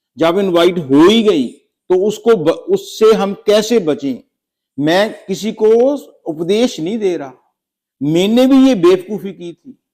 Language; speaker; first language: Hindi; native; Hindi